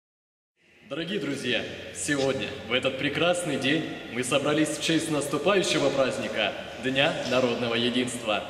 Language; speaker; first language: Russian; native; Russian